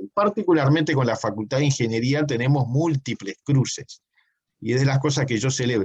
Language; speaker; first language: Spanish; native; Spanish